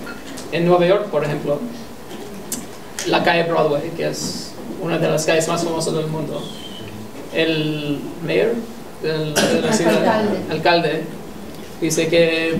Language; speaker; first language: Spanish; non-native, fluent; English